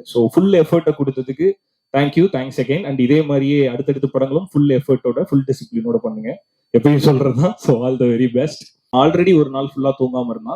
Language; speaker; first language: Tamil; native; Tamil